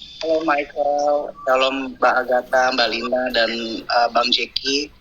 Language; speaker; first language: Indonesian; native; Indonesian